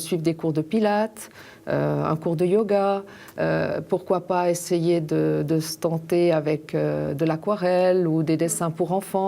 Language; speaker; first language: French; native; French